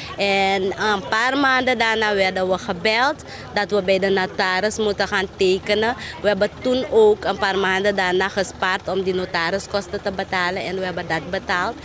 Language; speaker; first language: Dutch; native; Dutch